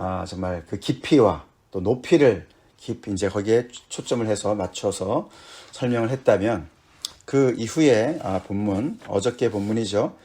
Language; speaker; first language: Korean; native; Korean